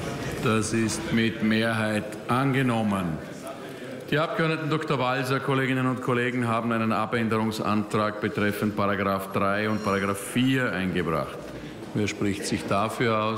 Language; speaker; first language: German; native; German